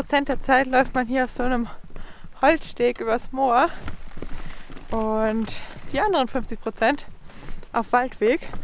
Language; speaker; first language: German; native; German